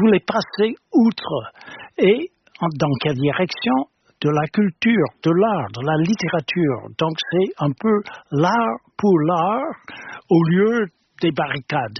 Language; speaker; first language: French; non-native, fluent; English